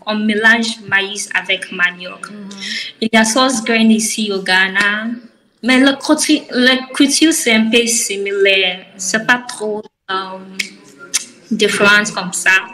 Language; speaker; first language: French; non-native, learner; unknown